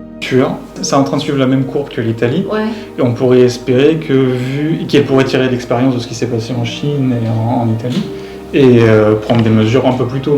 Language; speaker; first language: French; native; French